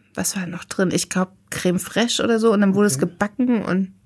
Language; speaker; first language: German; native; German